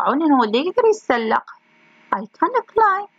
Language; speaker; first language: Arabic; native; Arabic